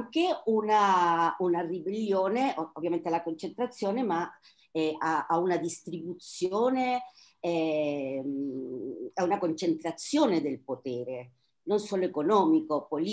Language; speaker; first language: Italian; non-native, fluent; Spanish